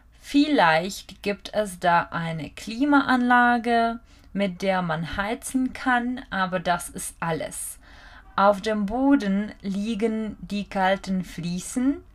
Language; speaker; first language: German; non-native, fluent; Czech